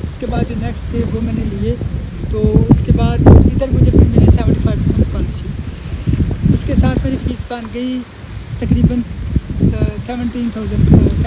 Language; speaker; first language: Hindi; non-native, local second language; Punjabi